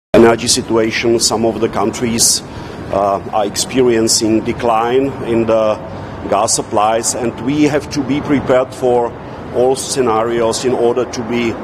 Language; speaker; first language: English; non-native, fluent; Czech